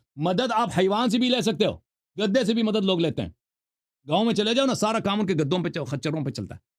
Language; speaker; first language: Urdu; non-native, fluent; Persian